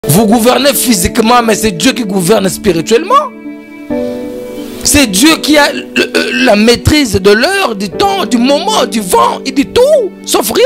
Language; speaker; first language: French; non-native, local second language; Lingala